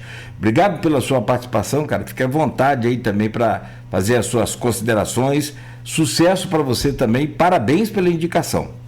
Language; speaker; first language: Portuguese; native; Portuguese